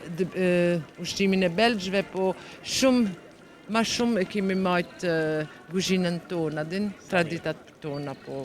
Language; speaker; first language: Albanian; early bilingual, heritage; Albanian